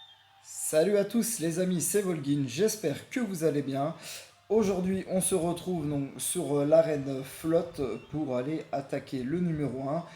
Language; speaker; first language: French; native; French